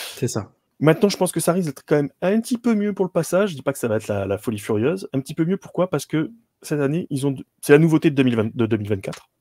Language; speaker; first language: French; native; French